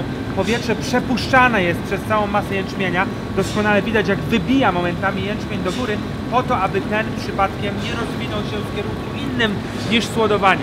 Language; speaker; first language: Polish; native; Polish